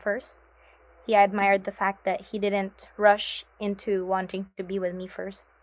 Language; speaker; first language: English; non-native, local second language; Filipino